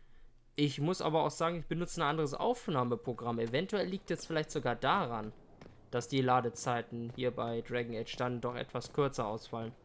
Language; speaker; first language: German; native; German